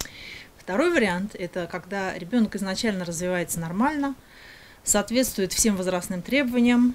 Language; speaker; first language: Russian; native; Russian